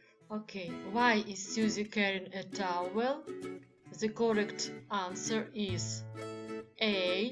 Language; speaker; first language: English; non-native, fluent; Ukrainian